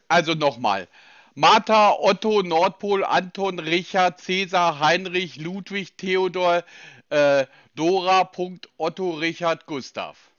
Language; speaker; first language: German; native; German